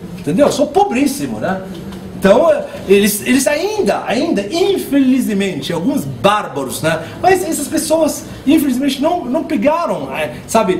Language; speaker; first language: Portuguese; non-native, fluent; Arabic